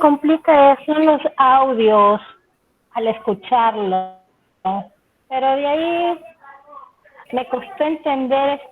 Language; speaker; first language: Spanish; non-native, learner; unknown